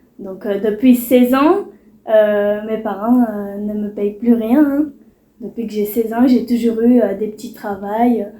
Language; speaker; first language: French; early bilingual, other home language; Portuguese